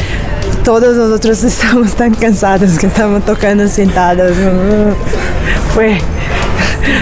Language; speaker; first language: Spanish; non-native, learner; Portuguese